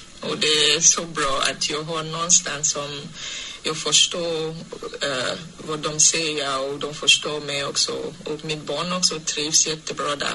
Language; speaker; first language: Swedish; non-native, fluent; English